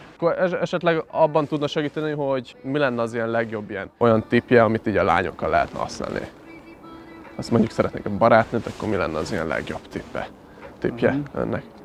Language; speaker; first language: Hungarian; early bilingual, other home language; Chinese